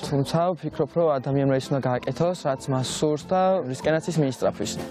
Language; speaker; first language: Georgian; native; Georgian